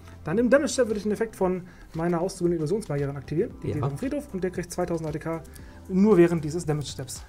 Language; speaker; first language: German; native; German